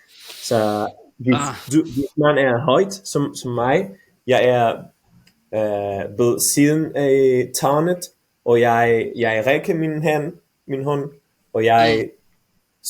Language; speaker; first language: Danish; non-native, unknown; Catalan